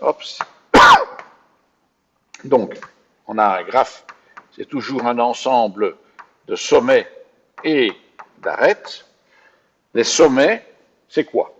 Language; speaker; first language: French; native; French